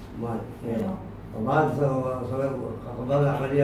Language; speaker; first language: Arabic; non-native, learner; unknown